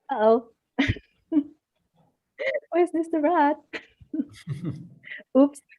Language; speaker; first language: English; non-native, fluent; Vietnamese